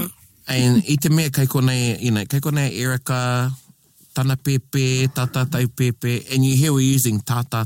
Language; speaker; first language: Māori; non-native, local second language; English